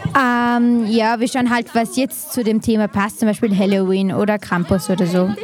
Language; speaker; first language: German; native; German